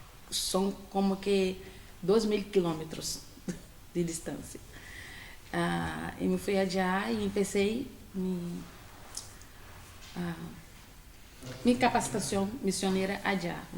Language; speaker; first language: Spanish; non-native, fluent; Portuguese